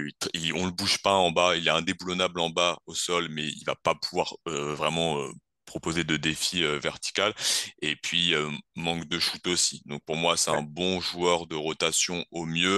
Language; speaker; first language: French; native; French